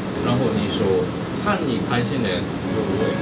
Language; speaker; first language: Chinese; non-native, fluent; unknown